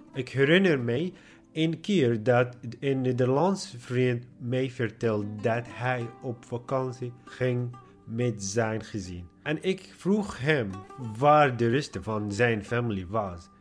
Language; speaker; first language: Dutch; non-native, learner; Arabic